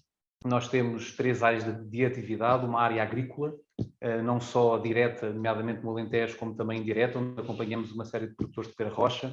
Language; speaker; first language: Portuguese; native; Portuguese